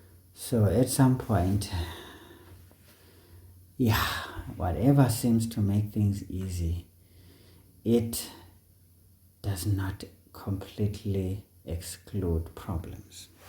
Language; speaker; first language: English; non-native, local second language; Xhosa